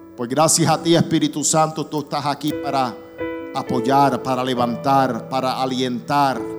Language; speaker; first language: Spanish; early bilingual, heritage; Spanish